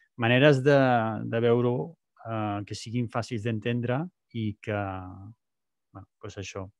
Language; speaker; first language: Catalan; non-native, local second language; Spanish